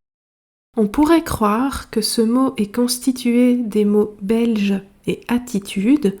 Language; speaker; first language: French; native; French